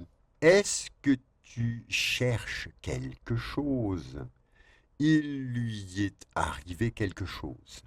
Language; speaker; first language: French; non-native, fluent; Spanish